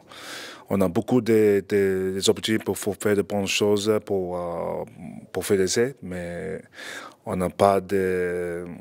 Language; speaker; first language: French; non-native, fluent; English